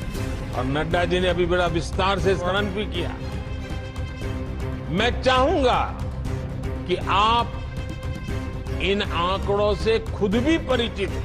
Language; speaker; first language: Hindi; non-native, local second language; Gujarati